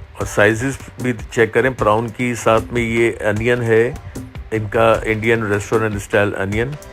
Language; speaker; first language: Hindi; native; Hindi